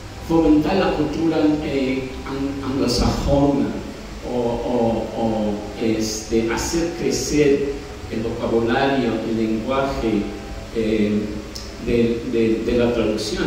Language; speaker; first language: Spanish; non-native, fluent; English